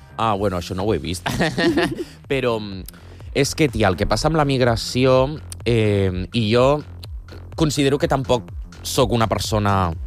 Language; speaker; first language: Catalan; non-native, local second language; Spanish